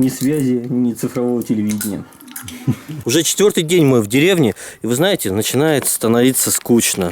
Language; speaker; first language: Russian; native; Russian